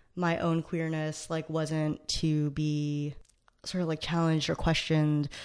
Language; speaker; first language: English; native; English